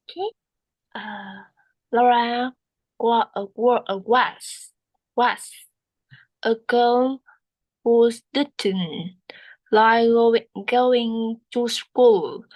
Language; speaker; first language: English; non-native, learner; Vietnamese